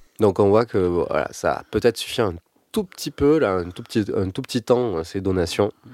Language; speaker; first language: French; native; French